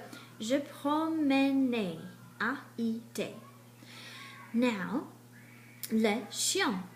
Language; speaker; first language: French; non-native, fluent; English